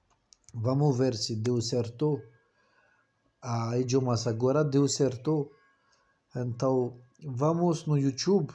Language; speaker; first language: Portuguese; non-native, learner; French